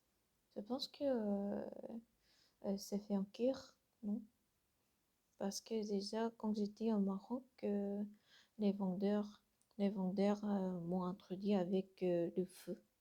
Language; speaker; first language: French; non-native, learner; Korean